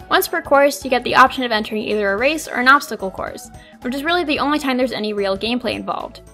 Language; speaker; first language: English; native; English